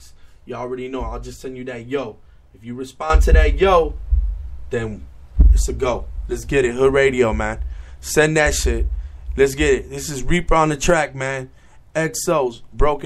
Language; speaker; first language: English; native; English